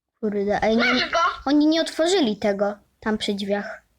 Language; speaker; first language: Polish; native; Polish